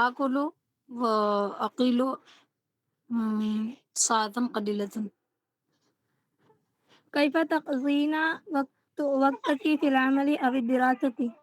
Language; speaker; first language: Arabic; non-native, learner; Urdu